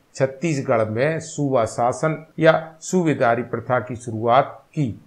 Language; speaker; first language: Hindi; native; Hindi